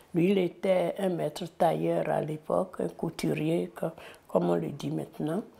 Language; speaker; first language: French; non-native, local second language; Fon